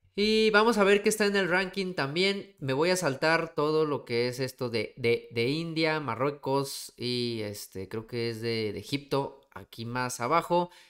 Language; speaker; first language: Spanish; native; Spanish